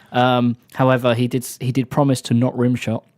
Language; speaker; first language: English; native; English